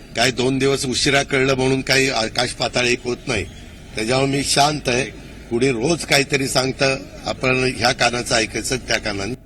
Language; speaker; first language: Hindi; non-native, local second language; Marathi